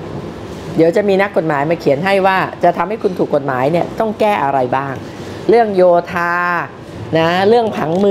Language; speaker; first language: Thai; native; Thai